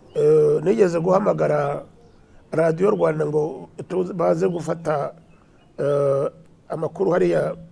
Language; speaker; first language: Kinyarwanda; early bilingual, heritage; Kinyarwanda